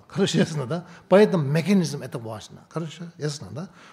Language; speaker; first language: Russian; non-native, learner; Tibetan